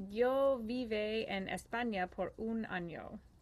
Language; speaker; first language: Spanish; non-native, learner; English